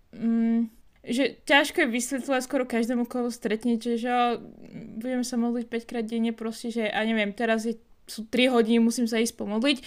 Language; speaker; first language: Slovak; non-native, fluent; Arabic